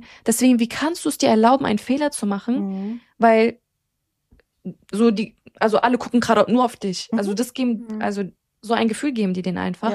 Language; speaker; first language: German; early bilingual, other home language; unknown